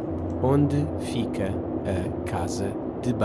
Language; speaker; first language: Portuguese; non-native, learner; English